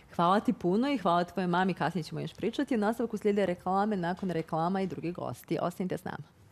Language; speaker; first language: Bosnian; native; Bosnian